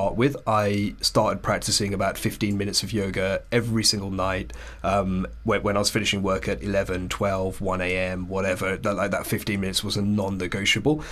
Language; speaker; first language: English; early bilingual, other home language; Hindi